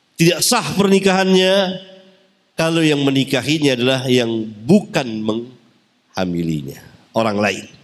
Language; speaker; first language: Malay; native; Malay